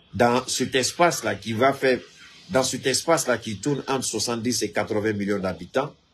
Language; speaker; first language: French; non-native, local second language; Bambara